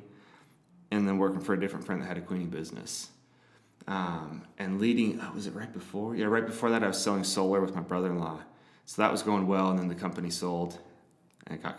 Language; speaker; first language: English; native; English